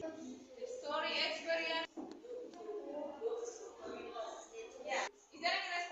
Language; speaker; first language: English; non-native, learner; Indonesian